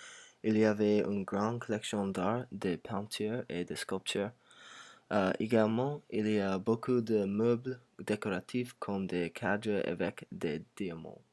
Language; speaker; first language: French; non-native, learner; English